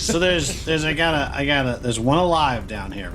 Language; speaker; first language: English; native; English